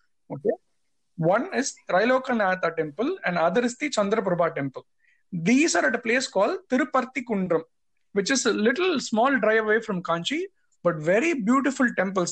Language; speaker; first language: English; non-native, local second language; Tamil